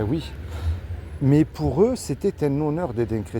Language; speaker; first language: French; native; French